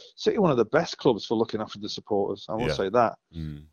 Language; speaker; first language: English; native; English